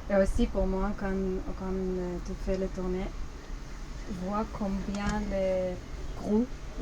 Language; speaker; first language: French; non-native, learner; Hebrew